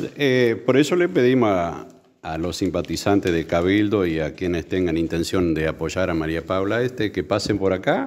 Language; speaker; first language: Spanish; native; Spanish